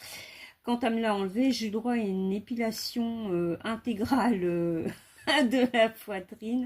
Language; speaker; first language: French; native; French